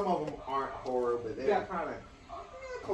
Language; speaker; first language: English; native; English